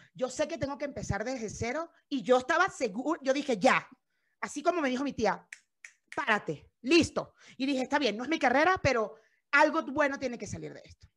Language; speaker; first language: Spanish; native; Spanish